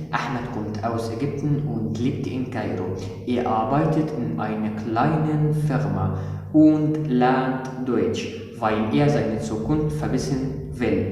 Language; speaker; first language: German; non-native, fluent; Arabic